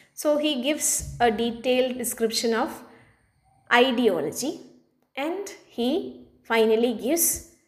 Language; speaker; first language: English; non-native, local second language; Malayalam